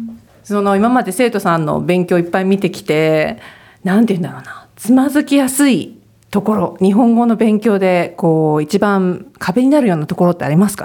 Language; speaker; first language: Japanese; native; Japanese